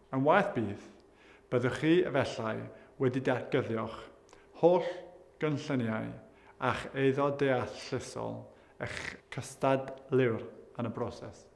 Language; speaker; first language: Welsh; non-native, local second language; English